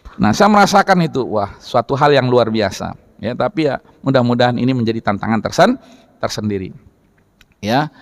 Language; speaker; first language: Indonesian; non-native, local second language; Minangkabau